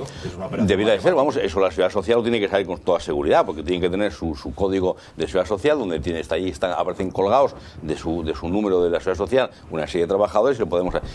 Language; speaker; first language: Spanish; native; Spanish